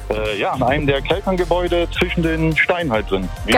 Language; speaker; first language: German; native; German